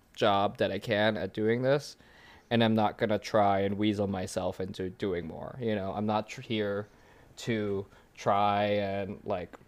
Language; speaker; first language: English; early bilingual, other home language; German